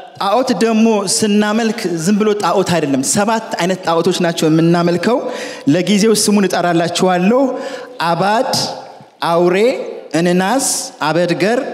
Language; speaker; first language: Amharic; non-native, local second language; Sebat Bet Gurage